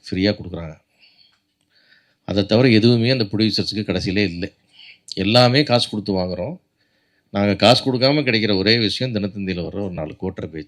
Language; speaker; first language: Tamil; native; Tamil